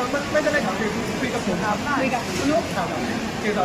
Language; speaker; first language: Thai; non-native, learner; Korean